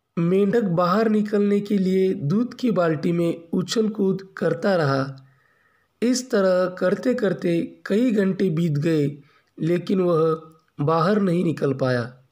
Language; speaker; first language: Hindi; non-native, local second language; Marathi